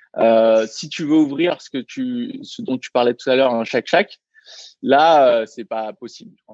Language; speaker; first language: French; early bilingual, other home language; Vietnamese